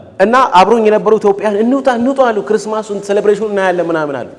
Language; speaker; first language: Amharic; non-native, local second language; Oromo